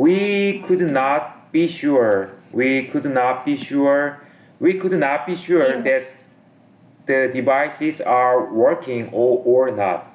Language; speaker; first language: English; non-native, learner; Korean